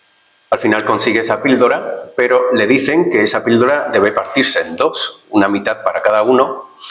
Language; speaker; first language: Spanish; native; Spanish